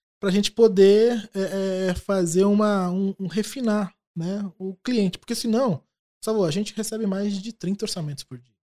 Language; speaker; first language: Portuguese; native; Portuguese